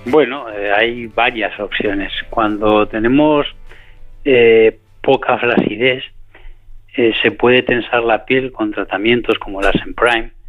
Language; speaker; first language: Spanish; native; Spanish